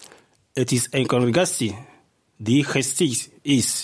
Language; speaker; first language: Dutch; non-native, fluent; Igbo